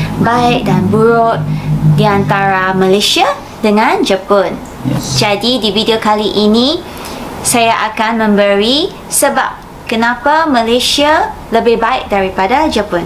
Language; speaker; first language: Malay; non-native, fluent; Japanese